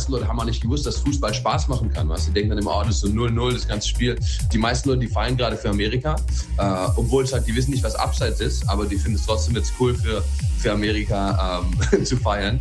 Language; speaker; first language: German; native; German